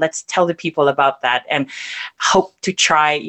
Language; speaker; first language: English; non-native, local second language; German